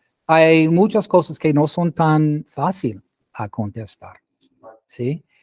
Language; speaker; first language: Spanish; non-native, fluent; English